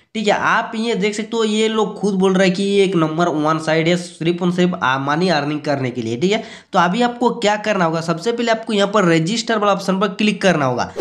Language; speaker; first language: Hindi; native; Hindi